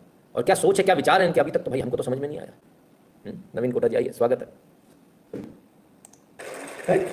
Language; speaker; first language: Hindi; native; Hindi